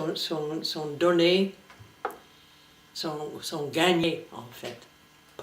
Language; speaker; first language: French; non-native, fluent; English